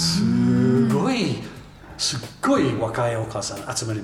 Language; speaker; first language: Japanese; non-native, learner; English